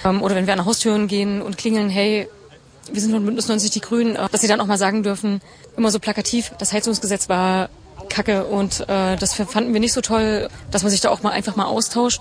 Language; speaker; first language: German; native; German